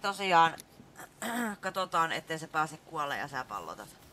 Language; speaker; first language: Finnish; native; Finnish